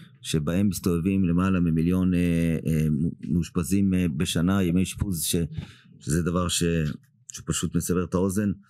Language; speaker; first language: Hebrew; native; Hebrew